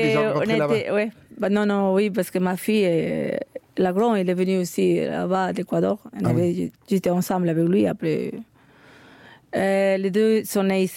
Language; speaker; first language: French; non-native, fluent; Spanish